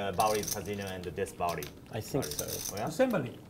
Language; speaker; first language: English; non-native, learner; Japanese